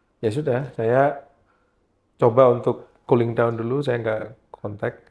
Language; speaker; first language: Indonesian; native; Indonesian